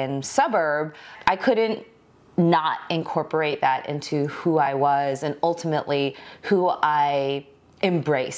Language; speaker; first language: English; early bilingual, other home language; Korean